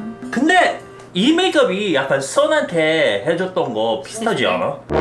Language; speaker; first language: Korean; non-native, fluent; English